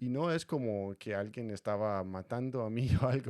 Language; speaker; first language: Spanish; non-native, fluent; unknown